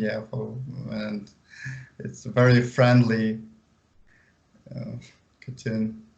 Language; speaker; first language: English; non-native, learner; Ukrainian